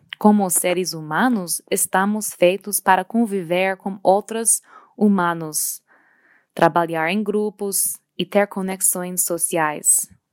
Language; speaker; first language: Portuguese; non-native, fluent; English